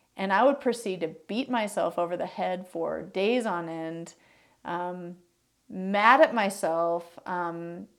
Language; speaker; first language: English; native; English